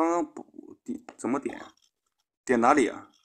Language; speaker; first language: Chinese; native; Chinese